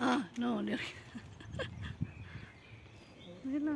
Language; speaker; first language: Italian; non-native, learner; Filipino